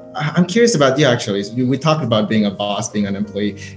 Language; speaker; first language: English; non-native, fluent; Indonesian